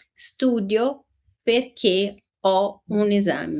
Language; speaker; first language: Italian; non-native, fluent; Portuguese